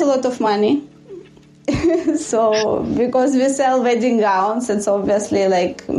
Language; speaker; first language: English; non-native, fluent; Russian